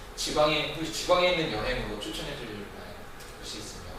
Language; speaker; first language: Korean; native; Korean